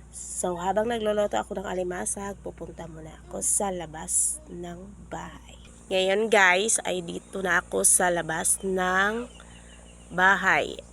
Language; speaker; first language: Filipino; non-native, local second language; Cebuano